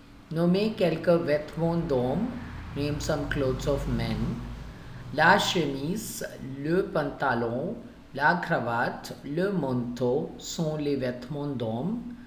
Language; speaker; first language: French; non-native, fluent; Tamil